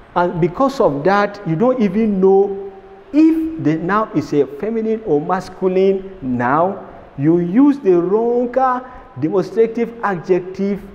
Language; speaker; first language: English; non-native, local second language; Hausa